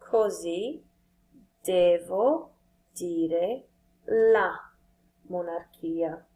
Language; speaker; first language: Italian; non-native, fluent; English